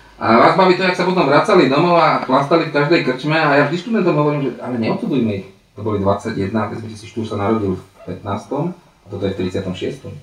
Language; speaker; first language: Slovak; non-native, local second language; Hungarian